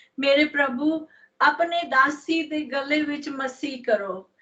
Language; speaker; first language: Punjabi; non-native, learner; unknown